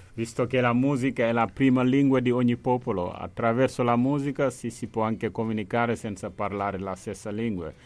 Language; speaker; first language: Italian; non-native, fluent; Wolof